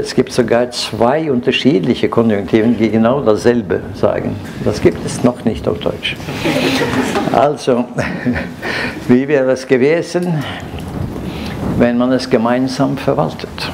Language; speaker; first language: German; non-native, fluent; Norwegian